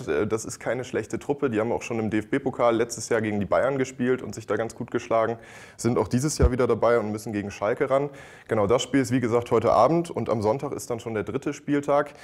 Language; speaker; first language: German; native; German